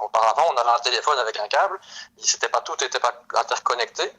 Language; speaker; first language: French; native; French